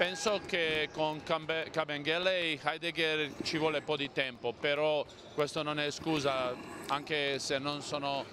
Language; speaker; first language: Italian; non-native, fluent; Croatian